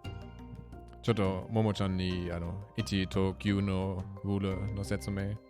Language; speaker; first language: Japanese; non-native, learner; German